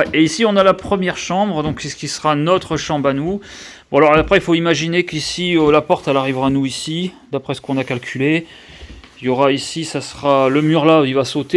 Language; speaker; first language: French; native; French